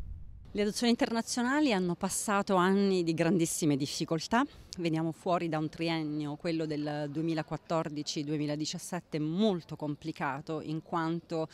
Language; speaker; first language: Italian; native; Italian